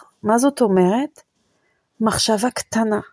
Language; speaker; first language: Hebrew; non-native, fluent; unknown